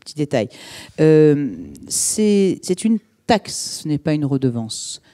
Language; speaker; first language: French; native; French